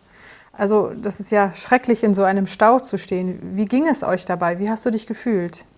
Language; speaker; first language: German; native; German